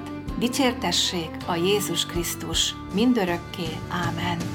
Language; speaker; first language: Hungarian; native; Hungarian